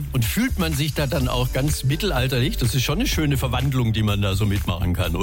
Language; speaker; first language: German; native; German